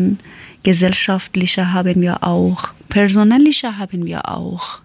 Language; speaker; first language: German; non-native, learner; Persian